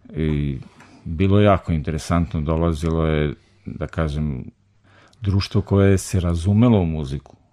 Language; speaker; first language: Serbian; native; Serbian